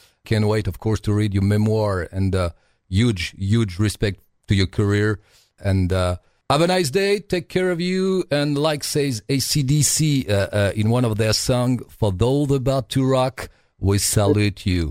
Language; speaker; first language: English; non-native, fluent; French